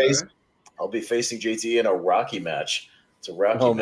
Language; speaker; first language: English; native; English